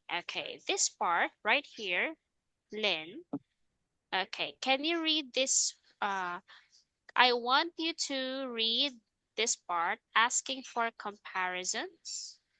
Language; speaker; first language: English; non-native, fluent; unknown